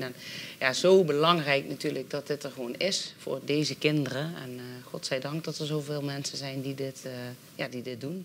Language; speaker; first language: Dutch; native; Dutch